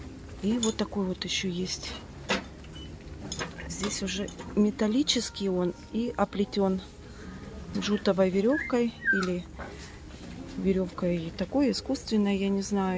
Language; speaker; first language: Russian; native; Russian